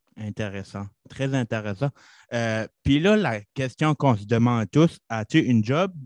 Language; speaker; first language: French; native; French